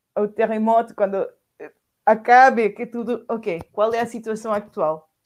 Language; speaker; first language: Portuguese; non-native, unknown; Spanish